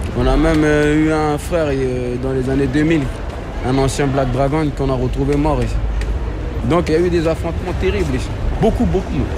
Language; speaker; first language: French; early bilingual, other home language; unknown